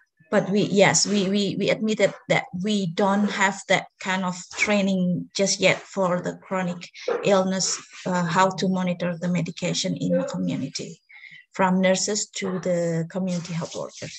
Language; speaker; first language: English; non-native, fluent; Indonesian